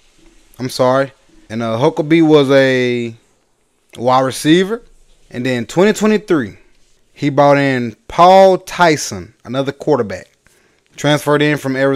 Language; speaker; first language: English; native; English